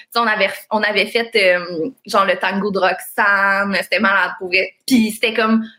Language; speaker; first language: French; native; French